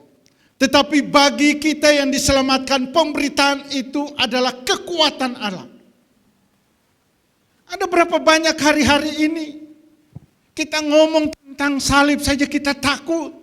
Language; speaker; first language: Indonesian; native; Indonesian